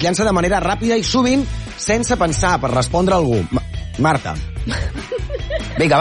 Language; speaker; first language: Catalan; native; Catalan